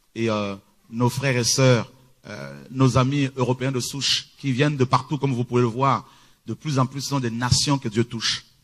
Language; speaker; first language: French; early bilingual, other home language; Lingala